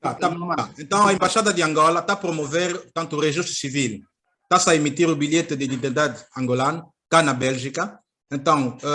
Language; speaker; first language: Portuguese; native; Portuguese